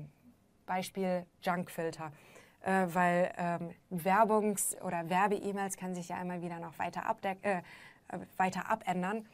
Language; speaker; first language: German; native; German